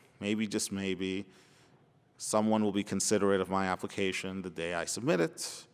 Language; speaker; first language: English; early bilingual, other home language; Spanish